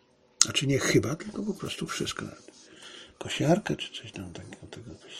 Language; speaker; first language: Polish; native; Polish